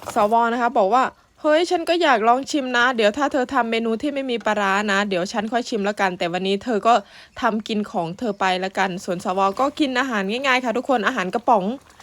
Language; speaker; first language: Thai; native; Thai